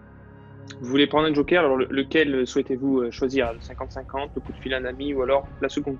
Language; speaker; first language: French; native; French